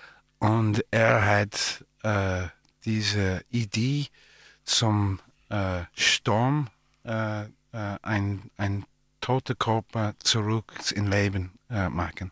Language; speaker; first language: German; non-native, learner; English